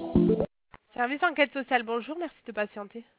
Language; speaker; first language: French; native; French